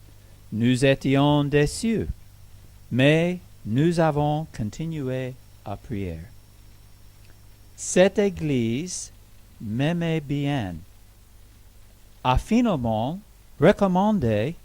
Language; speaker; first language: French; non-native, learner; English